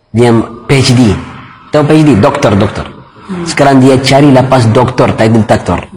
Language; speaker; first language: Malay; non-native, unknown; Arabic